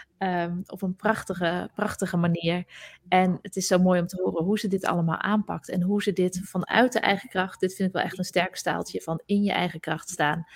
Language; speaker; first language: Dutch; native; Dutch